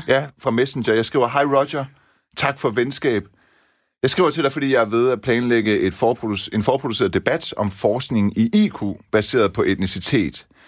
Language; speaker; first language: Danish; early bilingual, other home language; Persian